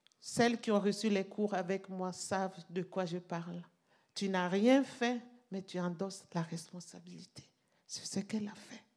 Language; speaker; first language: French; non-native, local second language; Mossi